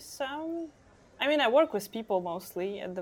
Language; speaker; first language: English; non-native, fluent; Ukrainian